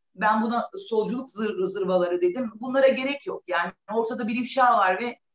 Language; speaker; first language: Turkish; native; Turkish